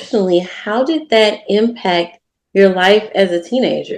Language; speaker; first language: English; native; English